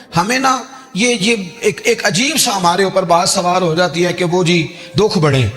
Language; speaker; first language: Urdu; non-native, local second language; Punjabi